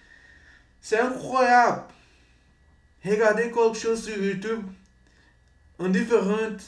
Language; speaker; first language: French; non-native, learner; Portuguese